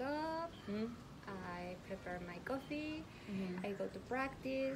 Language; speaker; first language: English; non-native, learner; Spanish